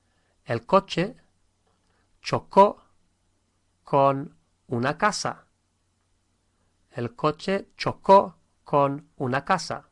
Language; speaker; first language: Spanish; non-native, fluent; English